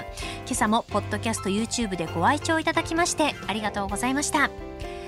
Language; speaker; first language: Japanese; native; Japanese